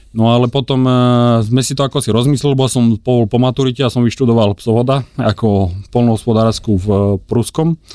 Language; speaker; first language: Slovak; native; Slovak